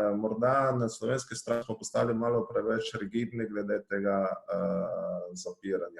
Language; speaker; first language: Slovenian; native; Slovenian